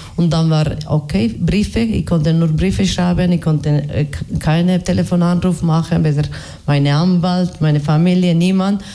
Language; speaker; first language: German; non-native, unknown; Basque